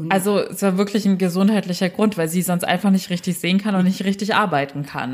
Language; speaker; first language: German; early bilingual, other home language; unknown